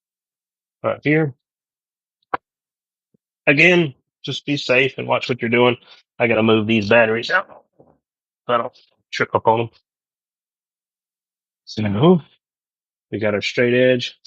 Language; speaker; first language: English; native; English